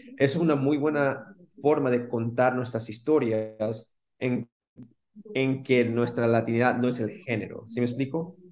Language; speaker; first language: Spanish; early bilingual, heritage; Spanish